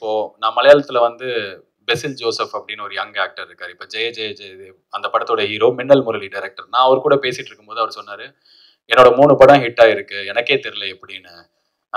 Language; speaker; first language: Tamil; native; Tamil